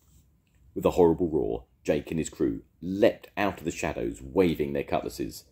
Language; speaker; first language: English; native; English